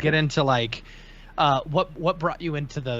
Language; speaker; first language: English; native; English